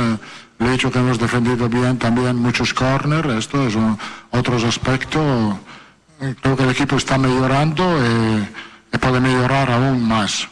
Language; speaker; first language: Spanish; non-native, fluent; Italian